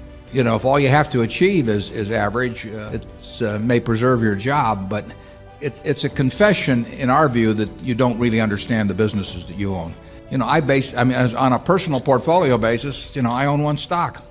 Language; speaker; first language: English; native; English